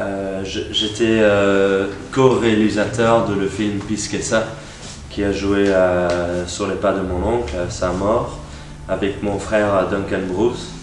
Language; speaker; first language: French; non-native, learner; English